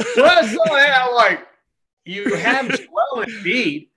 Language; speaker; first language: English; native; English